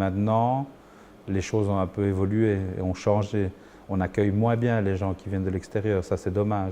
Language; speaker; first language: French; early bilingual, other home language; Spanish